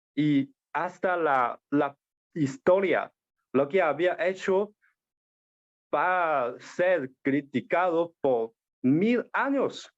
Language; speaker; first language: Spanish; non-native, learner; Chinese